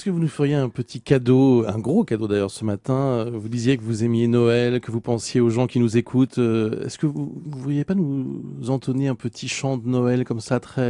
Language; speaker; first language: French; native; French